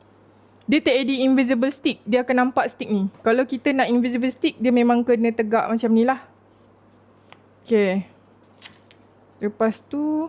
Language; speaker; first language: Malay; native; Malay